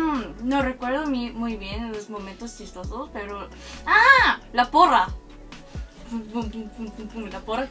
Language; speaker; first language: Spanish; non-native, fluent; Korean